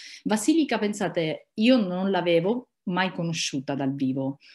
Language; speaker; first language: Italian; native; Italian